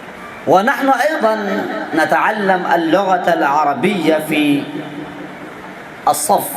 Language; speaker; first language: Arabic; non-native, fluent; Urdu